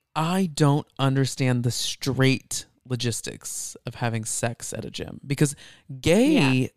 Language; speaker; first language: English; native; English